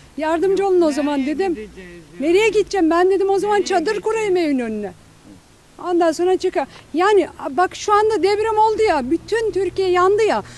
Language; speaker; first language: Turkish; native; Turkish